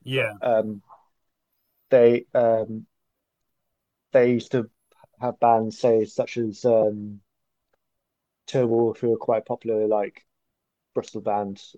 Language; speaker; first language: English; native; English